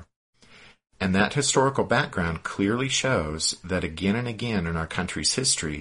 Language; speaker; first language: English; native; English